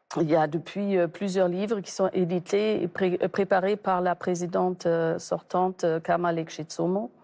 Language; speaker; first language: French; non-native, fluent; German